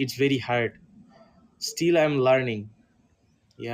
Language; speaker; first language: English; non-native, learner; Bangla